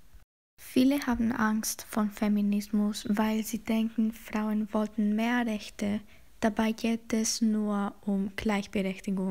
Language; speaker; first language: German; non-native, learner; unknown